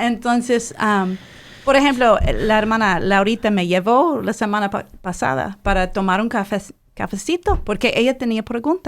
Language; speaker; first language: Spanish; non-native, fluent; English